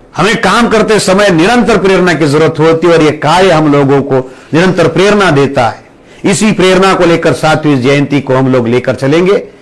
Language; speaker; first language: Hindi; non-native, local second language; Marathi